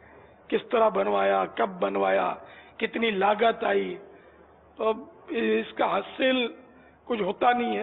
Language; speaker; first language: Urdu; native; Urdu